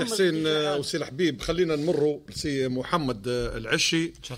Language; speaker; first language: Arabic; native; Arabic